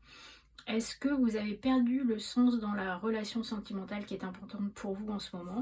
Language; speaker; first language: French; native; French